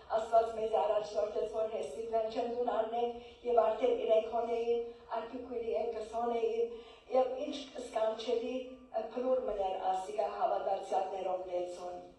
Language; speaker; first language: Armenian; early bilingual, heritage; Armenian